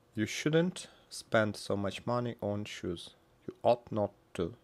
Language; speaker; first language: English; non-native, fluent; Russian